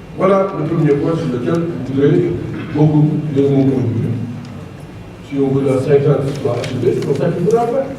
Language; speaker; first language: French; non-native, local second language; Wolof